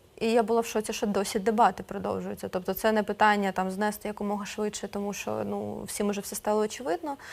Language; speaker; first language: Ukrainian; non-native, local second language; Russian